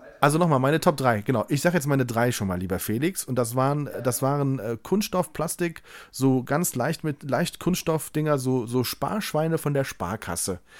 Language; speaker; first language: German; native; German